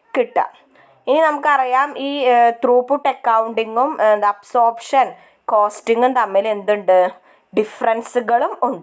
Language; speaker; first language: Malayalam; native; Malayalam